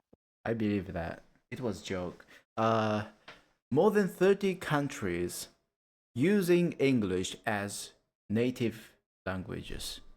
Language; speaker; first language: English; non-native, learner; Japanese